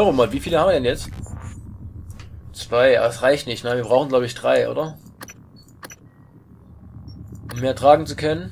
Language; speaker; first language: German; native; German